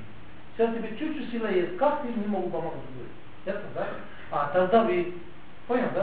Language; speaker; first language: Russian; non-native, learner; Tibetan